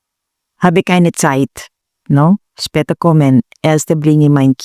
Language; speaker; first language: German; non-native, learner; Filipino